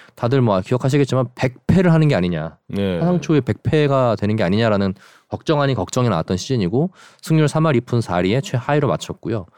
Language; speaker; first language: Korean; native; Korean